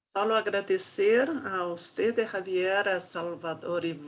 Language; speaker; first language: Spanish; non-native, fluent; Portuguese